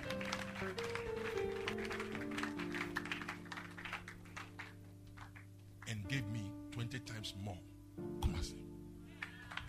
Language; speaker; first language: English; non-native, local second language; Akan